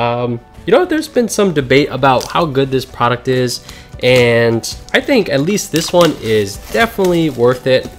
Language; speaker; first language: English; native; English